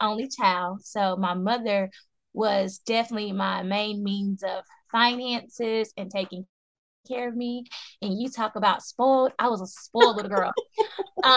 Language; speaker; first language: English; native; English